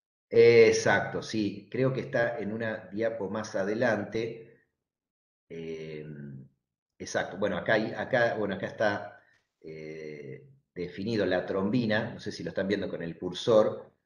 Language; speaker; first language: Spanish; native; Spanish